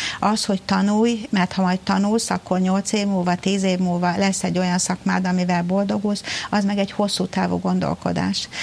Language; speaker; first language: Hungarian; native; Hungarian